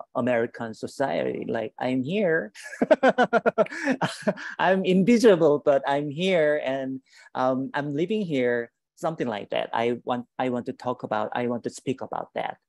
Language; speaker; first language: English; non-native, learner; Korean